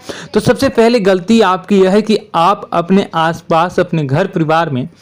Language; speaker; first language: Hindi; native; Hindi